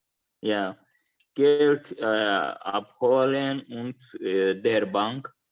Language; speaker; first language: German; non-native, learner; Azerbaijani